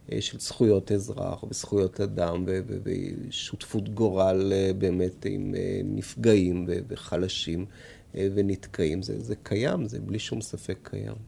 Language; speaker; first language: Hebrew; native; Hebrew